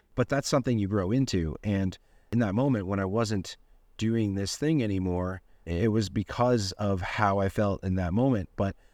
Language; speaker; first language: English; native; English